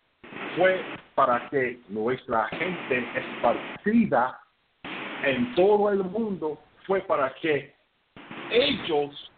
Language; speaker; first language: Spanish; non-native, fluent; English